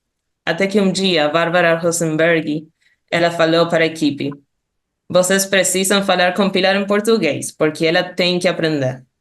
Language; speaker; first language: Portuguese; non-native, fluent; Spanish